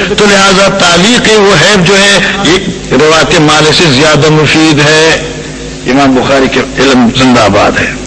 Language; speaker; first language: Urdu; non-native, local second language; Northern Hindko